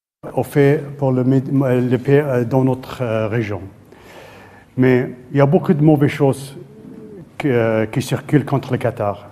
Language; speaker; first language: French; non-native, fluent; Arabic